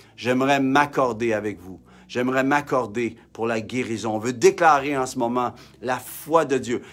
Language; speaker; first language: French; native; French